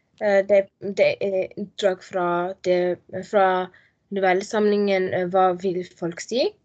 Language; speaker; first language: Norwegian; non-native, learner; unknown